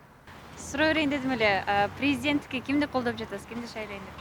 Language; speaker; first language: Kyrgyz; native; Kyrgyz